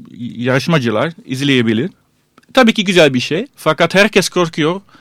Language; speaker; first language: Turkish; non-native, fluent; Dutch